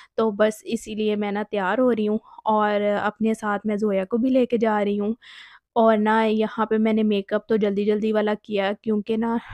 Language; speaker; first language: Urdu; native; Urdu